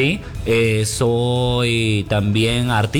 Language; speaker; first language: Spanish; native; Spanish